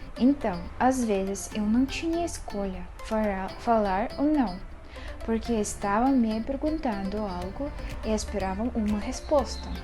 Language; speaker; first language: Portuguese; non-native, learner; Russian